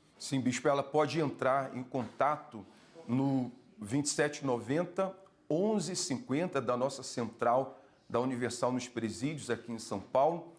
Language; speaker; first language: Portuguese; native; Portuguese